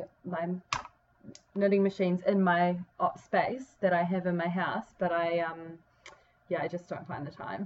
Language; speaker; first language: English; native; English